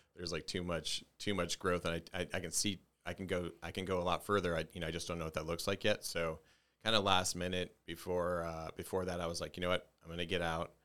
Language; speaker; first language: English; native; English